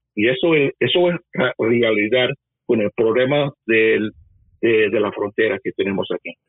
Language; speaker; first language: Spanish; early bilingual, heritage; Spanish